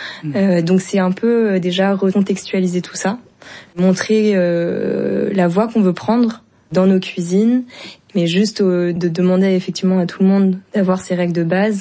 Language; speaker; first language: French; early bilingual, other home language; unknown